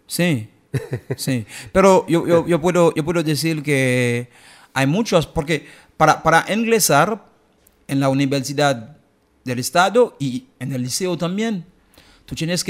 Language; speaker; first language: Spanish; non-native, learner; Haitian Creole